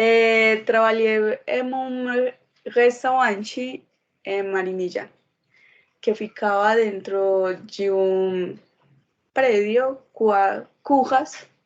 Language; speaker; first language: Portuguese; non-native, learner; Spanish